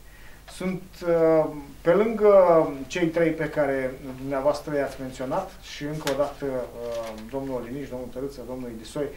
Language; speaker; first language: Romanian; native; Romanian